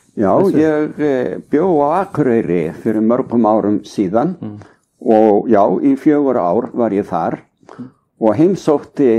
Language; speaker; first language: Icelandic; native; Icelandic